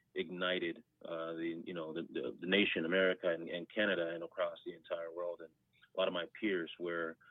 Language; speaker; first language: English; early bilingual, other home language; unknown